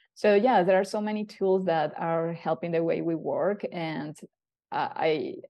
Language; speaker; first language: English; non-native, fluent; Spanish